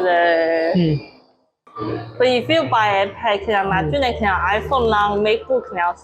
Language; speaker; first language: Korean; non-native, learner; Chinese